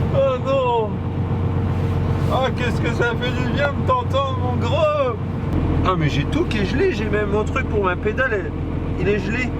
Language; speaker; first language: French; native; French